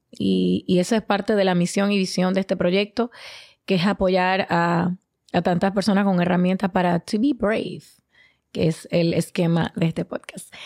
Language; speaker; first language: Spanish; native; Spanish